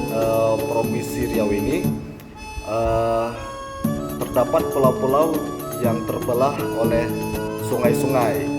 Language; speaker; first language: Indonesian; non-native, local second language; Malay